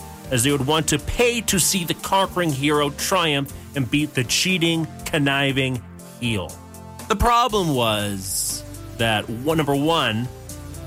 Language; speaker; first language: English; native; English